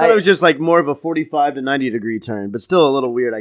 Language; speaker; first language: English; native; English